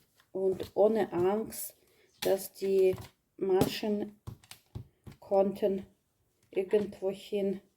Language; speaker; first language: German; non-native, learner; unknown